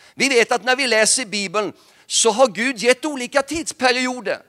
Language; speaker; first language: Swedish; native; Swedish